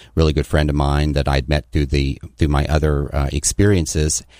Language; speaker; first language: English; native; English